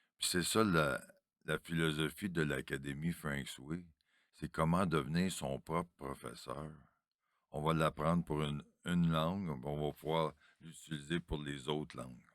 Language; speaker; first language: French; native; French